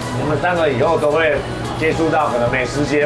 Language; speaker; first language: Chinese; native; Chinese